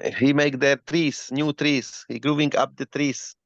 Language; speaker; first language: English; non-native, learner; Slovak